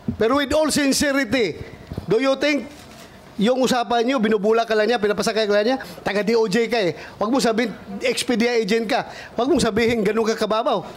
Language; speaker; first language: Filipino; non-native, local second language; Cebuano